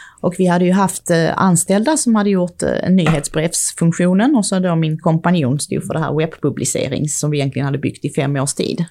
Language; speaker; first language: Swedish; early bilingual, other home language; Czech